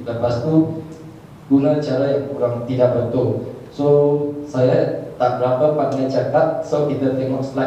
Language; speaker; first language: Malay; non-native, local second language; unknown